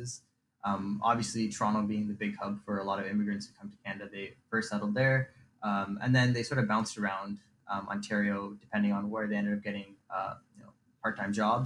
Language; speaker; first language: English; native; English